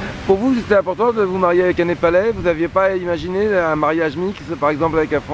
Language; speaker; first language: French; native; French